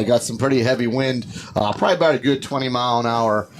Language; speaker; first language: English; native; English